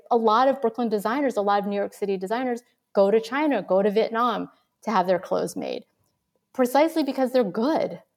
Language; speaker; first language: English; early bilingual, other home language; Vietnamese